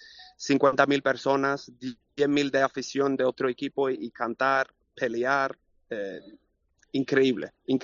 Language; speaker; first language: Spanish; non-native, learner; Swedish